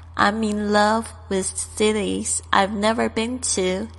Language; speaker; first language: English; non-native, fluent; Chinese